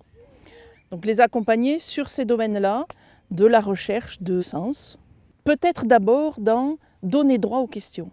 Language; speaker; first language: French; native; French